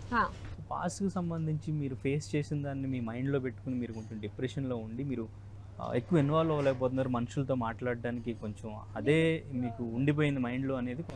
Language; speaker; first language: Telugu; native; Telugu